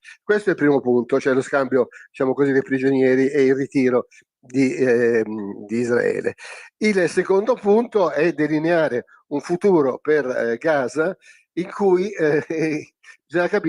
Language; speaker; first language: Italian; native; Italian